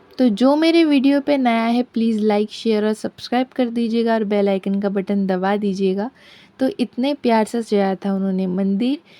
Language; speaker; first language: Hindi; non-native, local second language; Bangla